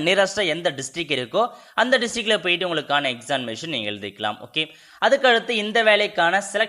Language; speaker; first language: Tamil; native; Tamil